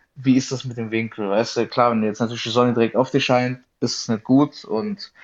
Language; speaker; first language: German; native; German